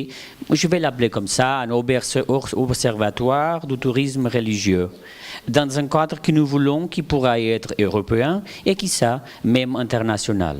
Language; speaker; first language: French; non-native, fluent; Portuguese